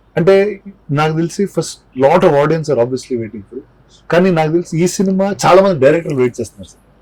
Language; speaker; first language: Telugu; native; Telugu